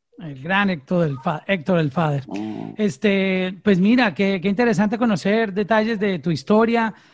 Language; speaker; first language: Spanish; native; Spanish